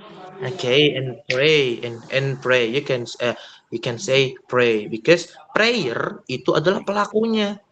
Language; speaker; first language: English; non-native, fluent; Indonesian